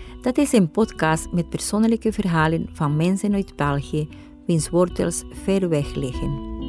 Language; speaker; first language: Dutch; early bilingual, other home language; Spanish